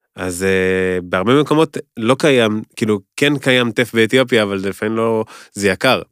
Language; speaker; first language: Hebrew; native; Hebrew